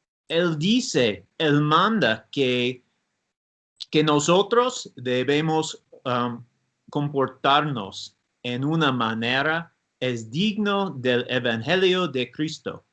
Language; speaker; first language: Spanish; non-native, learner; English